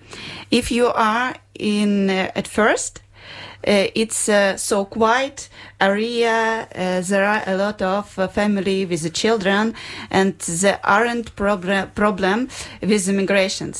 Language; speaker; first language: English; non-native, learner; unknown